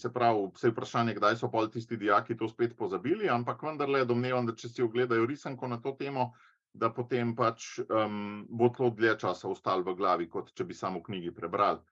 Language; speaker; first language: Slovenian; native; Slovenian